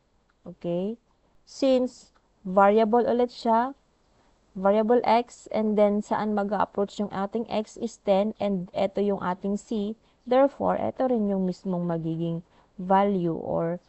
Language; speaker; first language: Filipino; native; Filipino